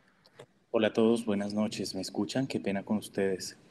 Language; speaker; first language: Spanish; native; Spanish